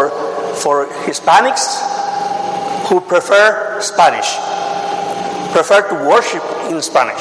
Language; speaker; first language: English; non-native, fluent; Spanish